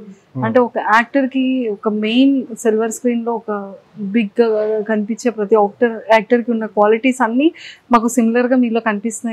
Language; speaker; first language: Telugu; native; Telugu